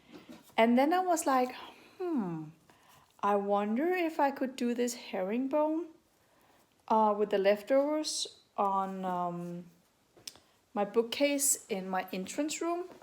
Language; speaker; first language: English; non-native, fluent; Danish